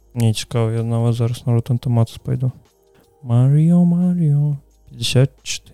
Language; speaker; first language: Belarusian; non-native, local second language; Russian